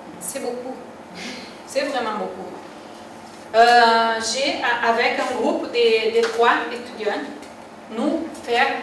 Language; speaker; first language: French; non-native, learner; Portuguese